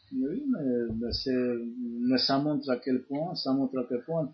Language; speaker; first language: French; non-native, fluent; Georgian